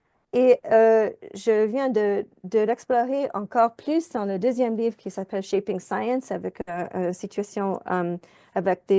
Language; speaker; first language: French; non-native, fluent; English